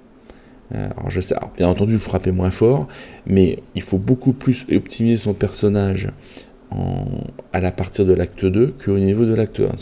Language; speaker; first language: French; native; French